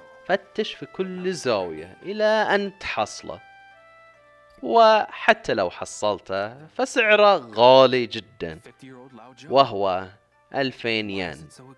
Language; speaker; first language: Arabic; native; Arabic